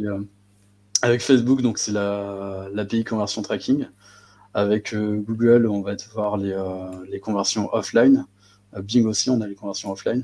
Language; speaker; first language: French; native; French